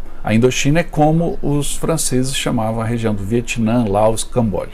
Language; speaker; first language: Portuguese; native; Portuguese